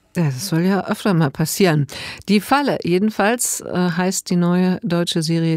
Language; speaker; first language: German; native; German